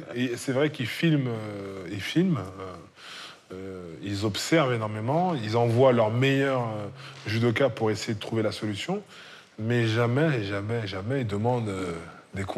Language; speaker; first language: French; native; French